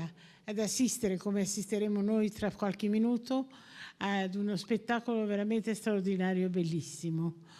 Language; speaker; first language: Italian; native; Italian